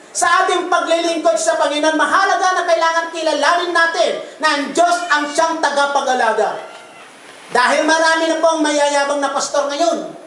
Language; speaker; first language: Filipino; non-native, local second language; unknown